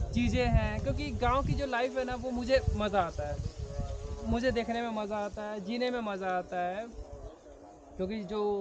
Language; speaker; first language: Hindi; native; Hindi